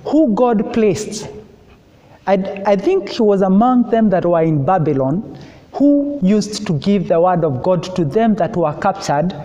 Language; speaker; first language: English; non-native, local second language; Swahili